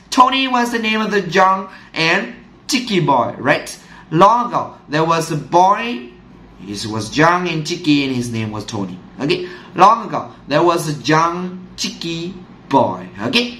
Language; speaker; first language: English; non-native, fluent; Vietnamese